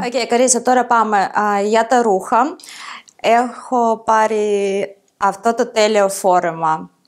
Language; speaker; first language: Greek; non-native, fluent; Ukrainian